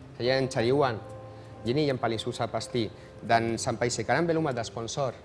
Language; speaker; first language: Indonesian; non-native, fluent; Catalan